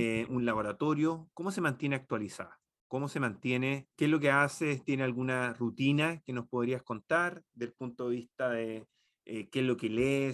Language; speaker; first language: Spanish; native; Spanish